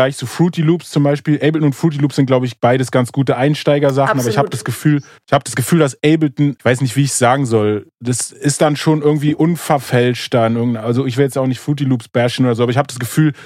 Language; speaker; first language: German; native; German